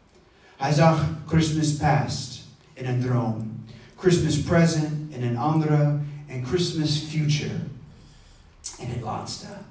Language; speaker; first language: Dutch; non-native, fluent; English